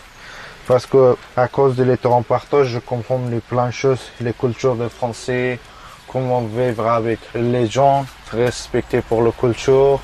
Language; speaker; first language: French; non-native, learner; Persian